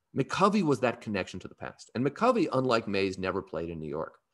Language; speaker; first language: English; native; English